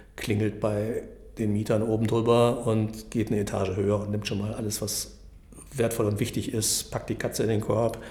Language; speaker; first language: German; native; German